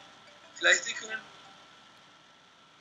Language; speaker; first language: German; non-native, learner; Spanish